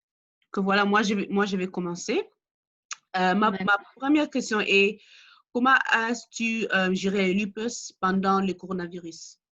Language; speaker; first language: French; non-native, learner; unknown